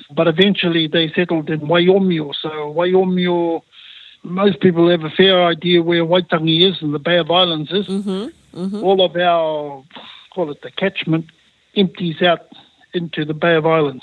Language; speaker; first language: English; native; English